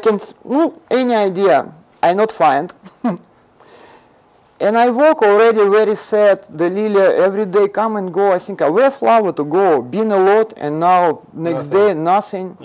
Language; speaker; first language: English; non-native, learner; Russian